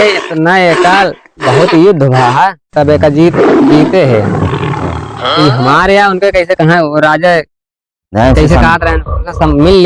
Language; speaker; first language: Hindi; non-native, local second language; Awadhi